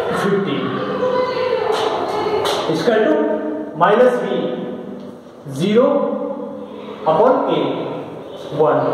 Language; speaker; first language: Hindi; native; Hindi